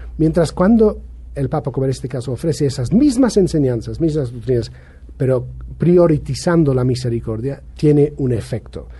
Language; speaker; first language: Spanish; non-native, fluent; English